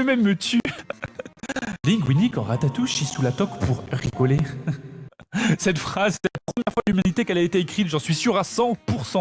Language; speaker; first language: French; native; French